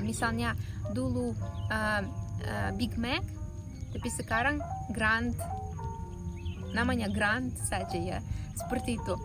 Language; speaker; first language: Indonesian; non-native, fluent; Russian